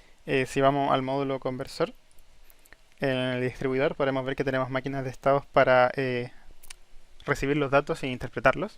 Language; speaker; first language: Spanish; native; Spanish